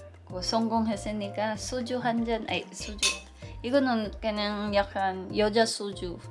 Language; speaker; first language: Korean; non-native, learner; Filipino